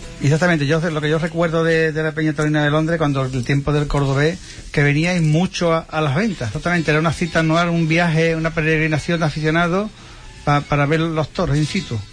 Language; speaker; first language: Spanish; native; Spanish